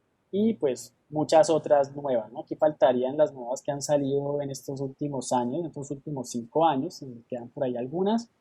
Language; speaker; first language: Spanish; native; Spanish